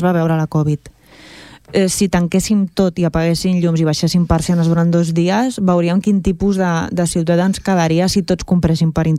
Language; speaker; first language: Catalan; native; Catalan